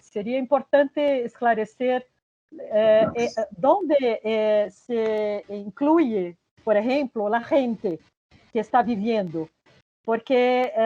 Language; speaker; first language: Spanish; non-native, fluent; Portuguese